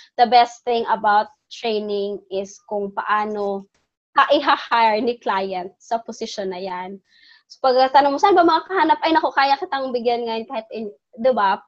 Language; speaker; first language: Filipino; non-native, local second language; Cebuano